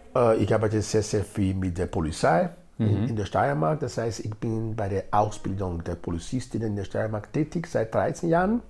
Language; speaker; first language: German; non-native, fluent; Bini